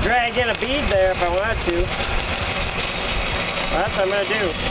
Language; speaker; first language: English; native; English